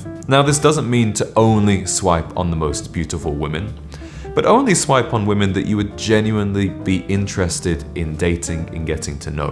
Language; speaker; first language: English; native; English